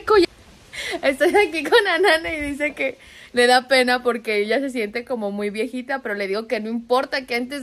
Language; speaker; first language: Spanish; native; Spanish